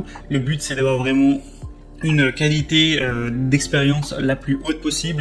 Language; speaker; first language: French; native; French